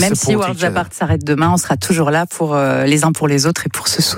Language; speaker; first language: French; native; French